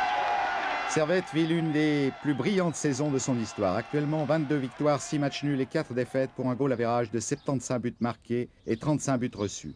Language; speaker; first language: French; native; French